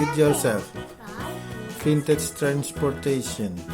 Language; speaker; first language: English; non-native, learner; Indonesian